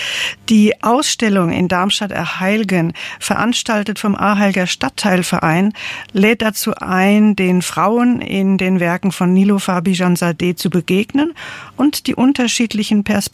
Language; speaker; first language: German; native; German